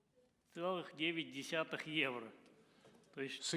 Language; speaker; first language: Russian; native; Russian